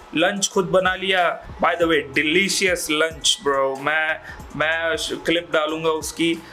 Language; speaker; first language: Hindi; non-native, local second language; Malayalam